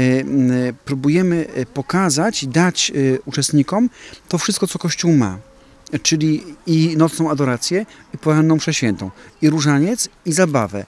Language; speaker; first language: Polish; native; Polish